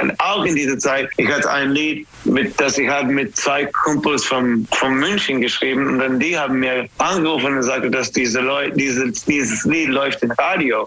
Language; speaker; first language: German; non-native, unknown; English